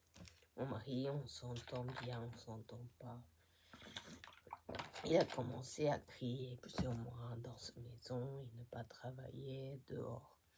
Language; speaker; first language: French; non-native, fluent; Japanese